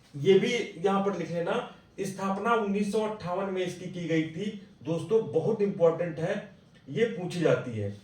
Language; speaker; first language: Hindi; native; Hindi